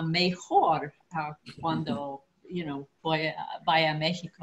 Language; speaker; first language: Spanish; non-native, learner; English